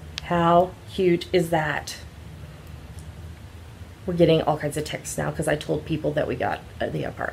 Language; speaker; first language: English; native; English